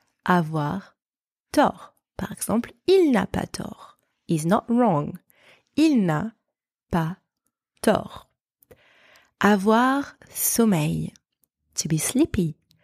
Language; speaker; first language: French; native; French